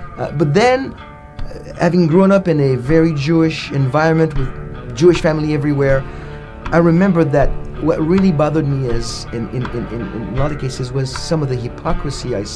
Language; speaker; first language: English; non-native, fluent; French